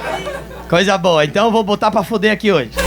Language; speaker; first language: Portuguese; native; Portuguese